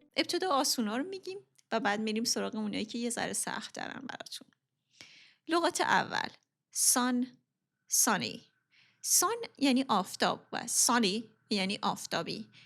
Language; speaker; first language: Persian; native; Persian